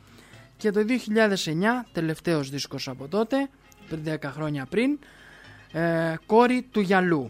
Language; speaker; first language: Greek; native; Greek